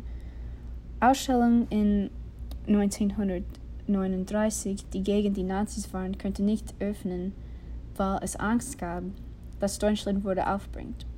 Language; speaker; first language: German; non-native, learner; English